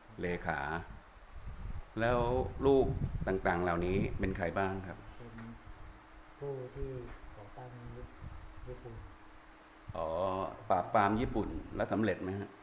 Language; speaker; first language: Thai; native; Thai